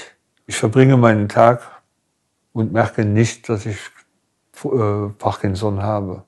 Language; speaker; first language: German; non-native, local second language; Luxembourgish